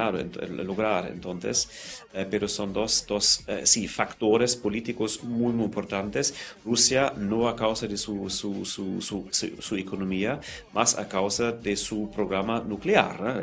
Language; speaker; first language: Spanish; non-native, fluent; German